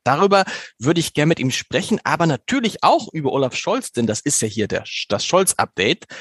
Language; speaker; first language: German; native; German